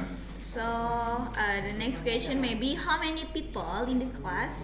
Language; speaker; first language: English; non-native, learner; Indonesian